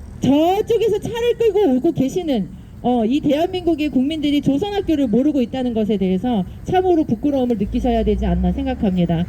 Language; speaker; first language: Korean; native; Korean